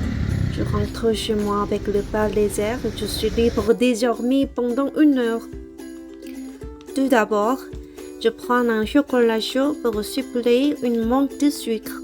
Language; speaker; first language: French; non-native, learner; Korean